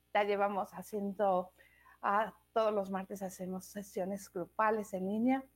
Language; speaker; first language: Spanish; native; Spanish